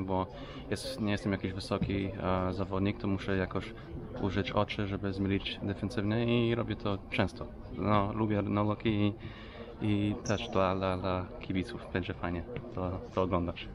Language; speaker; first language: Polish; non-native, fluent; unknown